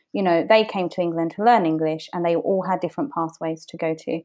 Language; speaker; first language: English; early bilingual, other home language; Bosnian